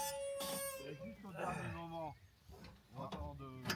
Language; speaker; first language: French; native; French